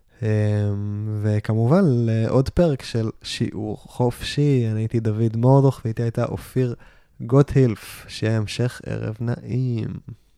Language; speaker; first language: Hebrew; native; Hebrew